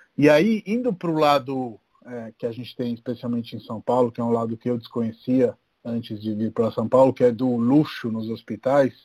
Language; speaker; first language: Portuguese; non-native, fluent; Italian